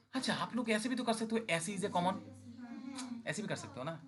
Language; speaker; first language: Hindi; non-native, local second language; Bangla